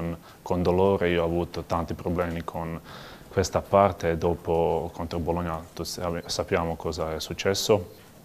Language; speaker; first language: Italian; non-native, learner; Croatian